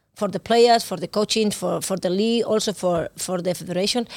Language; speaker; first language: English; non-native, learner; Spanish